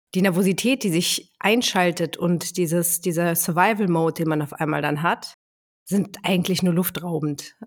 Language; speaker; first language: German; early bilingual, other home language; Greek